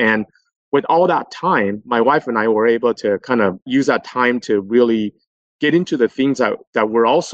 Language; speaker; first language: English; native; English